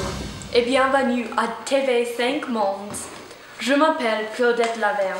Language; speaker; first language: French; non-native, learner; English